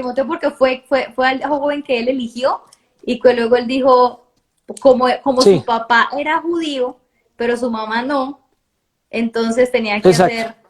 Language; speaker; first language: Spanish; native; Spanish